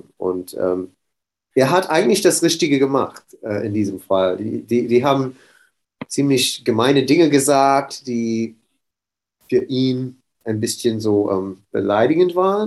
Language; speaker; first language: German; non-native, fluent; English